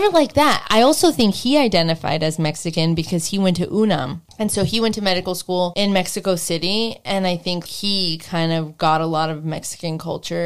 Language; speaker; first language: English; native; English